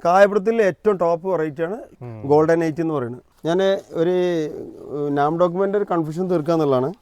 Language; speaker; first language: Malayalam; native; Malayalam